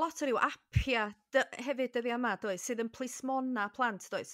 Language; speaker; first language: Welsh; native; Welsh